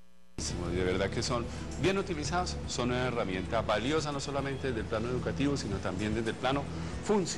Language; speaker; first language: Spanish; native; Spanish